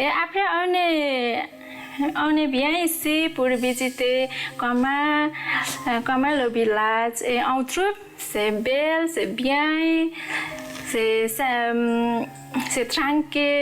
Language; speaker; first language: French; non-native, learner; Nepali